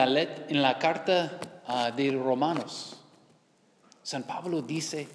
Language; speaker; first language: Spanish; non-native, learner; English